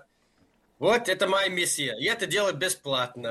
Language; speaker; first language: Russian; non-native, fluent; English